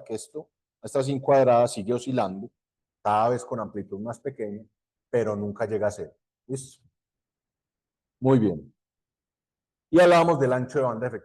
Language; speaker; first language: Spanish; native; Spanish